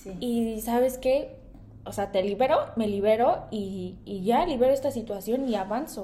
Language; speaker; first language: Spanish; native; Spanish